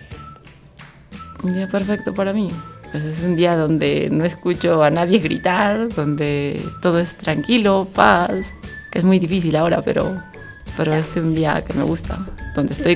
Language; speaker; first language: Spanish; native; Spanish